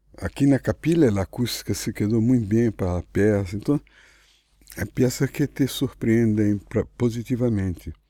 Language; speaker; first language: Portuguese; native; Portuguese